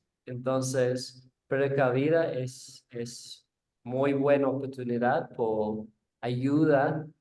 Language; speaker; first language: Spanish; non-native, learner; English